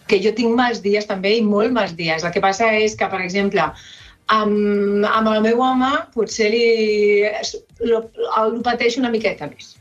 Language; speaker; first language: Catalan; non-native, local second language; Spanish